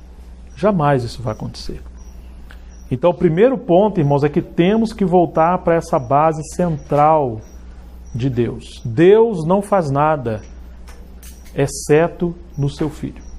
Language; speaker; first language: Portuguese; native; Portuguese